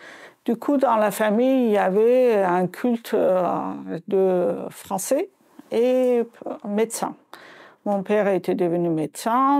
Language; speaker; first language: French; non-native, fluent; Azerbaijani